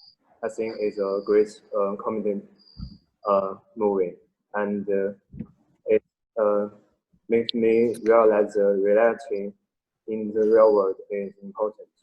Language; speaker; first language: English; non-native, learner; Chinese